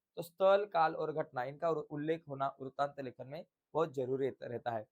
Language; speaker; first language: Hindi; non-native, local second language; Marathi